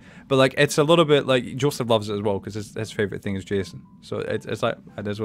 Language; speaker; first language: English; native; English